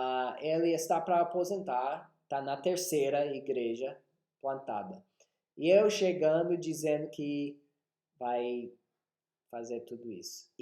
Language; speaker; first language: Portuguese; non-native, fluent; English